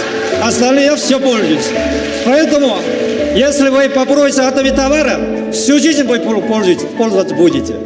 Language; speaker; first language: Russian; non-native, learner; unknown